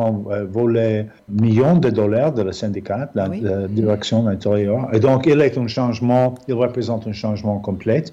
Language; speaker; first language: French; non-native, fluent; English